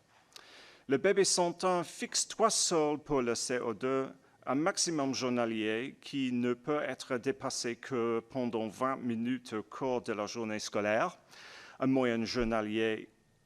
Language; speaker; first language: French; non-native, learner; English